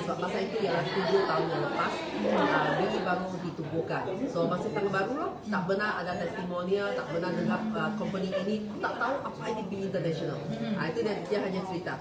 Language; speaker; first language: Malay; non-native, local second language; Chinese